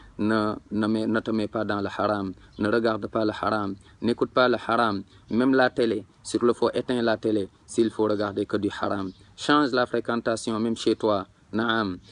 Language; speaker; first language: French; non-native, local second language; Wolof